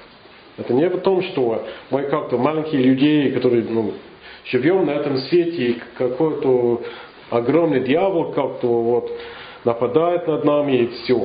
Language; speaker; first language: Russian; non-native, learner; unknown